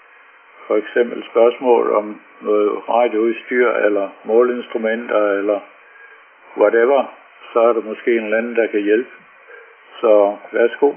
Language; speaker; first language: Danish; native; Danish